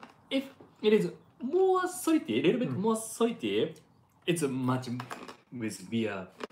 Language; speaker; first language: English; non-native, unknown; Japanese